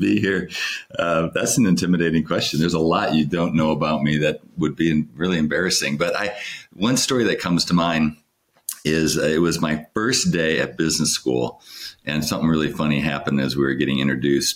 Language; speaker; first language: English; native; English